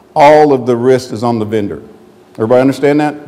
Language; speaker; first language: English; native; English